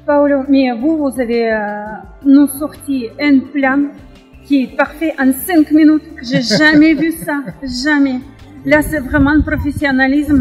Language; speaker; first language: French; non-native, fluent; Russian